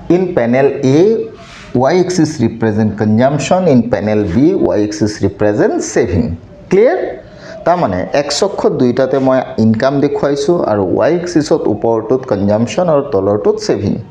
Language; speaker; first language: Hindi; non-native, local second language; Assamese